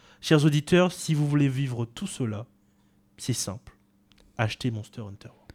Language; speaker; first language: French; native; French